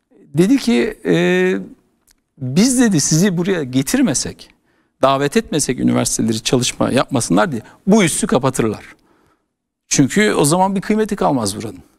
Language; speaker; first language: Turkish; native; Turkish